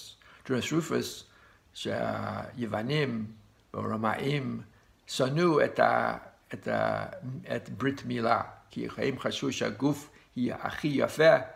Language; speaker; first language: Hebrew; non-native, fluent; English